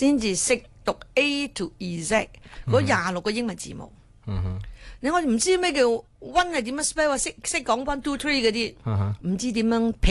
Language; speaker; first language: Cantonese; early bilingual, heritage; Cantonese